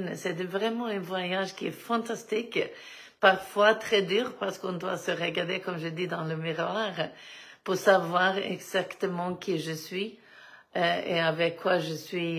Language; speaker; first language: French; non-native, fluent; Swedish